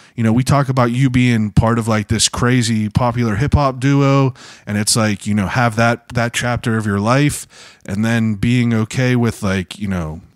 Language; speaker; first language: English; native; English